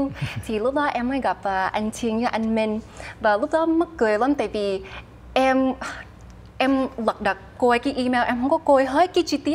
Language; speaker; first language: Vietnamese; early bilingual, heritage; Vietnamese